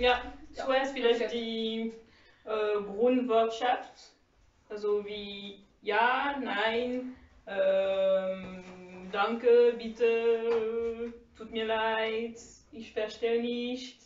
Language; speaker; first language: German; non-native, learner; French